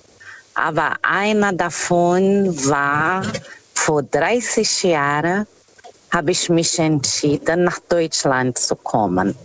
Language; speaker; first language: German; non-native, fluent; Portuguese